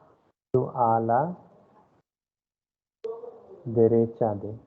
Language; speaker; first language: Spanish; non-native, fluent; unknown